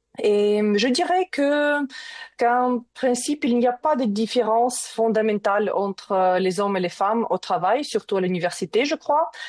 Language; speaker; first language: French; non-native, learner; Ukrainian